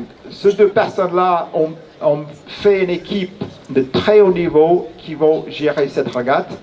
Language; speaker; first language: French; non-native, fluent; English